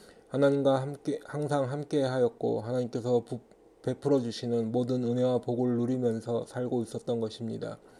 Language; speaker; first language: Korean; native; Korean